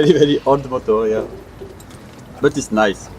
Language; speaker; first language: English; non-native, learner; French